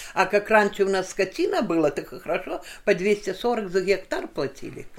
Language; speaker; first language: Russian; non-native, local second language; Lithuanian